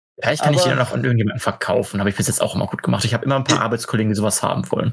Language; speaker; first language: German; native; German